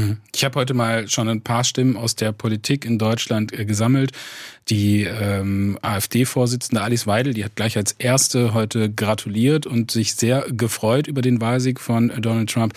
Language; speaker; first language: German; native; German